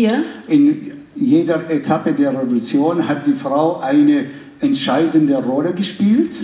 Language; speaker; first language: German; non-native, fluent; Kurdish